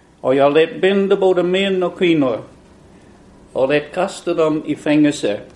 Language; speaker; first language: Swedish; non-native, fluent; English